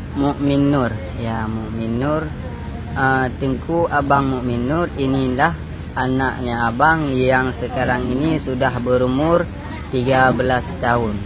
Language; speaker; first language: Indonesian; non-native, local second language; Achinese